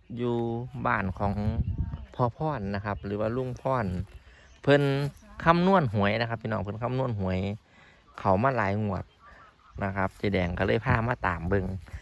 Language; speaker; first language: Thai; native; Thai